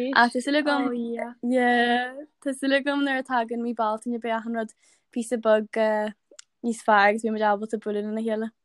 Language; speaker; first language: Irish; native; Irish